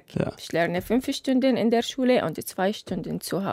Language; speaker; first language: German; non-native, learner; Arabic